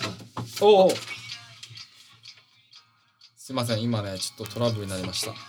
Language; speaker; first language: Japanese; native; Japanese